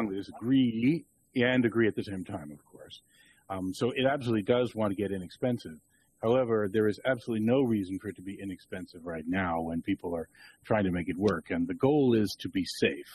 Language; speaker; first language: English; native; English